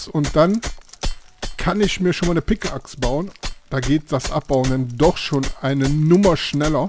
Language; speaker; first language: German; native; German